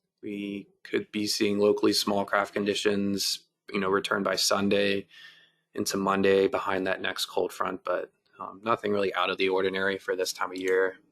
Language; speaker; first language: English; native; English